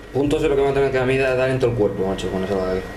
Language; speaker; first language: Spanish; native; Spanish